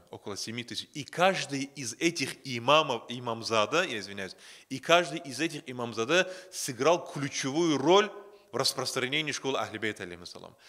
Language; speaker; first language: Russian; non-native, local second language; Azerbaijani